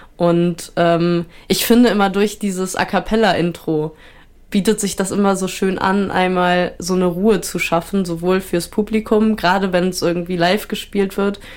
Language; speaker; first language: German; native; German